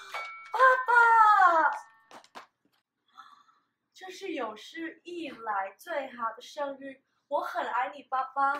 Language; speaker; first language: Chinese; non-native, learner; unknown